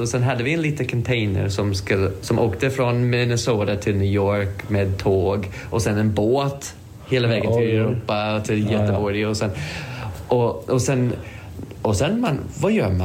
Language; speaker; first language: Swedish; non-native, fluent; English